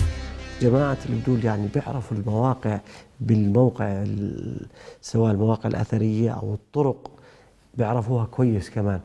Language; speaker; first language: Arabic; native; Arabic